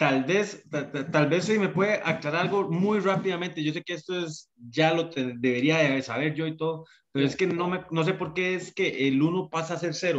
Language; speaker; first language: Spanish; native; Spanish